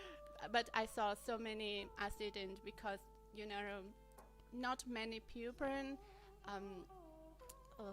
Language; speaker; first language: English; non-native, learner; Vietnamese